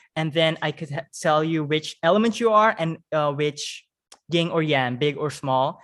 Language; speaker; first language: English; non-native, fluent; Dutch